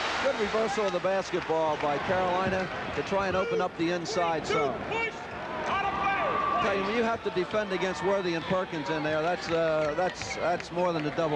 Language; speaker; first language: English; native; English